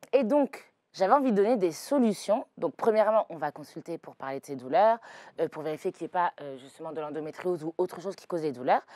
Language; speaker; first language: French; native; French